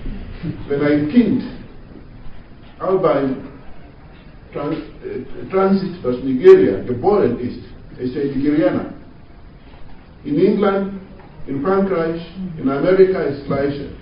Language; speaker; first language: German; non-native, fluent; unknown